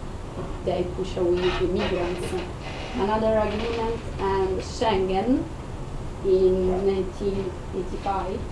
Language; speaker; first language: English; non-native, fluent; Italian